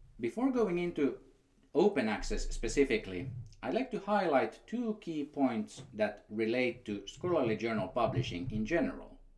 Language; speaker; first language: English; non-native, fluent; Finnish